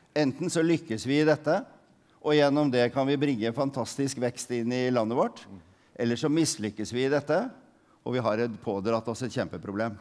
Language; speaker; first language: Norwegian; native; Norwegian